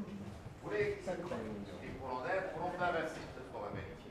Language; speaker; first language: French; native; French